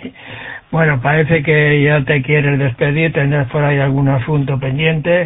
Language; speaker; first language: Spanish; native; Spanish